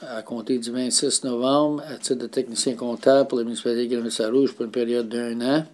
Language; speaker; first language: French; native; French